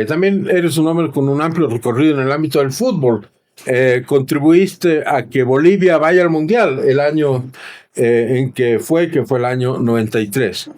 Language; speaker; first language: Spanish; native; Spanish